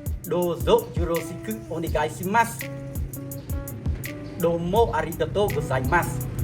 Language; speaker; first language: Japanese; non-native, learner; Khmer